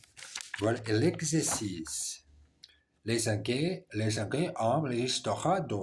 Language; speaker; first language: French; non-native, learner; Portuguese